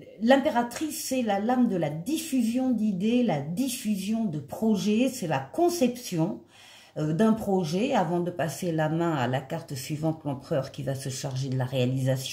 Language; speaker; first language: French; native; French